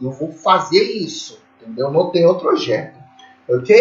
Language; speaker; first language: Portuguese; non-native, fluent; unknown